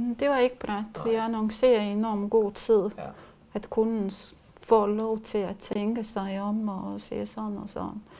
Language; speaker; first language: Danish; non-native, learner; Latvian